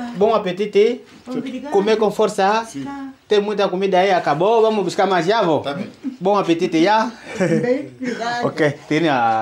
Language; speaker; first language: Portuguese; non-native, learner; Vietnamese